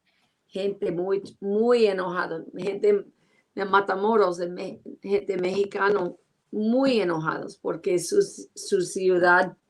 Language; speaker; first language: Spanish; non-native, learner; English